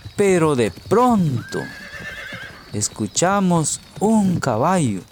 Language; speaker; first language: Spanish; native; Spanish